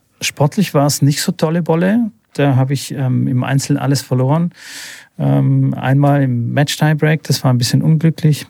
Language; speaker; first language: German; early bilingual, other home language; Bulgarian